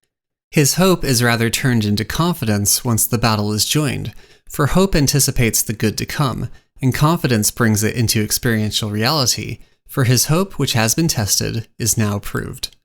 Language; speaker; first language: English; native; English